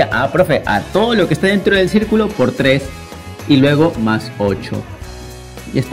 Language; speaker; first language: Spanish; native; Spanish